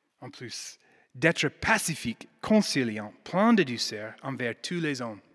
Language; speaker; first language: French; non-native, fluent; English